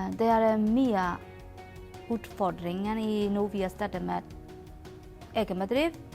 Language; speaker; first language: Norwegian; non-native, learner; Burmese